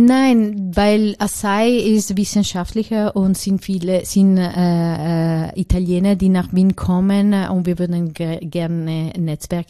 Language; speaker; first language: German; non-native, learner; Italian